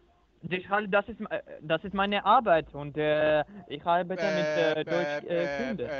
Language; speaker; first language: German; non-native, learner; Croatian